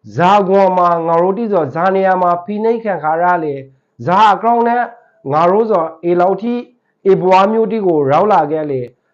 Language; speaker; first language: Burmese; native; Burmese